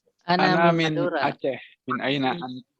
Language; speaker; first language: Arabic; non-native, learner; Indonesian